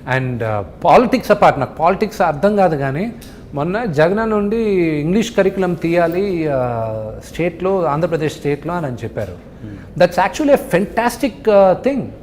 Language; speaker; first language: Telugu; native; Telugu